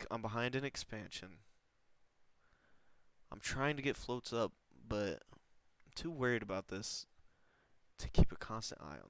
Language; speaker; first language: English; native; English